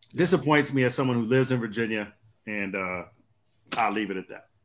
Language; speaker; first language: English; native; English